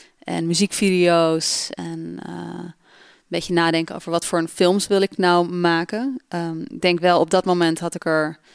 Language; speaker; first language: Dutch; native; Dutch